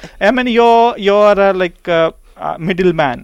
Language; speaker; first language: Swedish; non-native, learner; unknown